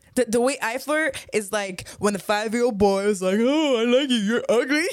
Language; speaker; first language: English; non-native, fluent; French